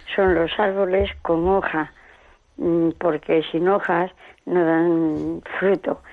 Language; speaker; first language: Spanish; native; Spanish